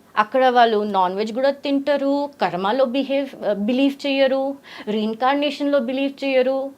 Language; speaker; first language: Telugu; early bilingual, heritage; Telugu